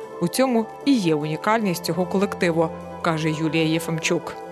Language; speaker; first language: Ukrainian; native; Ukrainian